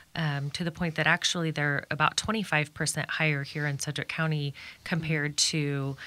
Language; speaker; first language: English; native; English